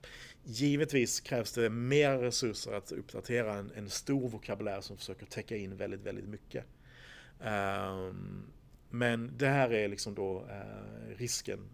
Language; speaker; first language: Swedish; native; Swedish